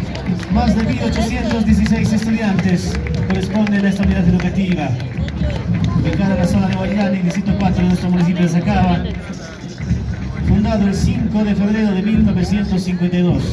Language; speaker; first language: Spanish; native; Spanish